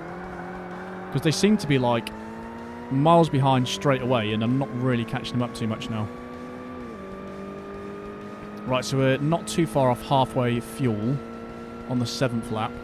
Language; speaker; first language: English; native; English